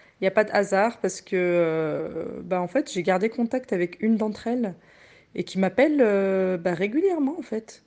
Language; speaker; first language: French; native; French